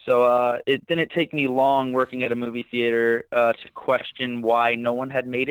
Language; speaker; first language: English; native; English